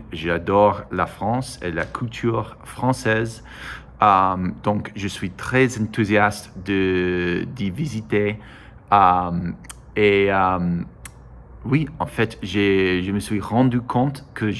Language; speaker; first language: French; non-native, learner; English